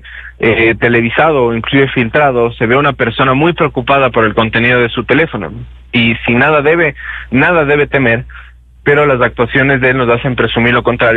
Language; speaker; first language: Spanish; native; Spanish